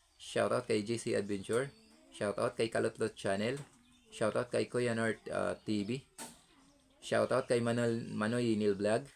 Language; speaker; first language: Filipino; non-native, local second language; Hiligaynon